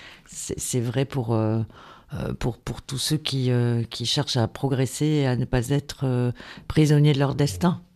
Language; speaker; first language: French; native; French